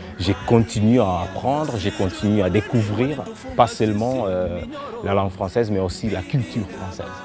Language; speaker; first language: French; non-native, fluent; Swahili